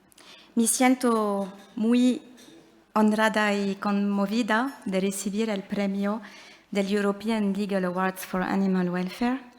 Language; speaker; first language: Spanish; non-native, learner; French